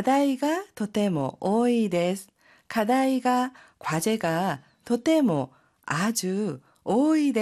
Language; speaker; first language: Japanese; non-native, fluent; Korean